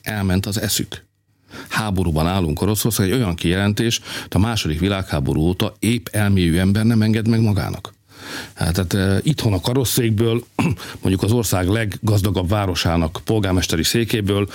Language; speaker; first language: Hungarian; native; Hungarian